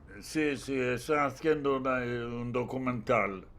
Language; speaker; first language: Spanish; non-native, fluent; Yiddish